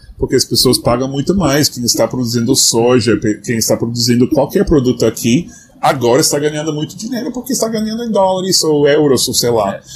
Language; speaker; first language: Portuguese; non-native, fluent; English